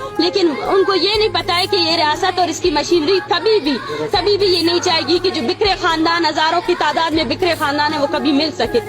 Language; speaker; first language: Urdu; non-native, local second language; Baluchi